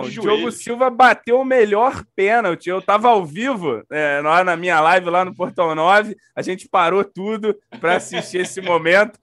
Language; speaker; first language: Portuguese; native; Portuguese